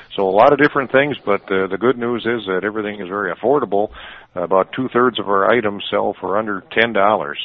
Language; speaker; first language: English; early bilingual, other home language; German